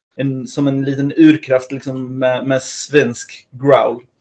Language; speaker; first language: Swedish; early bilingual, other home language; Spanish